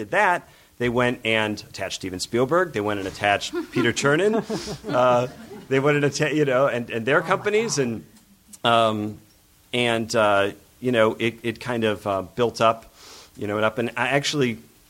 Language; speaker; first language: English; native; English